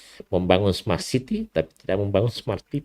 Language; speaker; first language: Indonesian; native; Indonesian